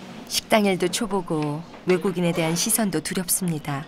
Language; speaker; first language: Korean; native; Korean